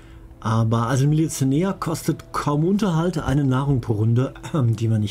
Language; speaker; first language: German; native; German